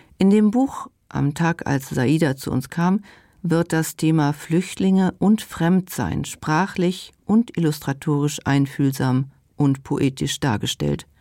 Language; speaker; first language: German; non-native, local second language; Luxembourgish